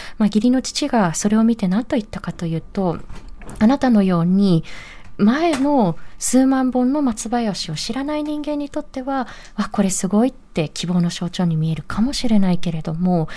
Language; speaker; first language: Japanese; native; Japanese